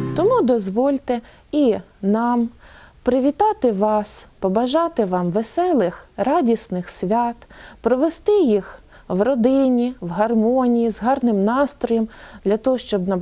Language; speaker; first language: Ukrainian; native; Ukrainian